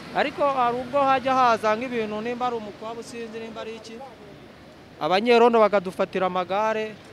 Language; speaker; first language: Kinyarwanda; native; Kinyarwanda